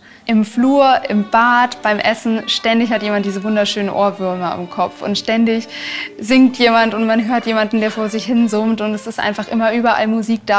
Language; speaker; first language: German; native; German